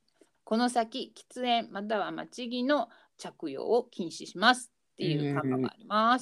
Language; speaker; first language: Japanese; native; Japanese